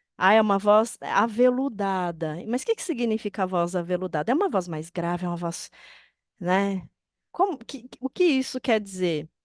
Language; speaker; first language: Portuguese; native; Portuguese